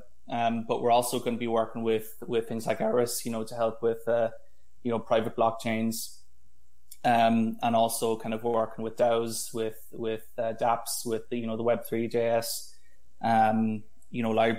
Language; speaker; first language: English; native; English